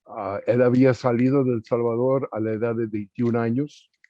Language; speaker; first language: Spanish; early bilingual, heritage; Spanish